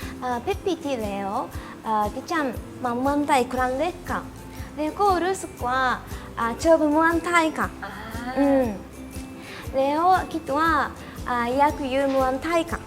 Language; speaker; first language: Thai; non-native, learner; Japanese